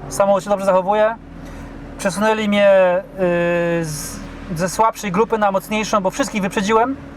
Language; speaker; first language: Polish; early bilingual, heritage; Polish